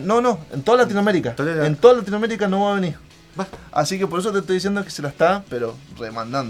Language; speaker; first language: Spanish; native; Spanish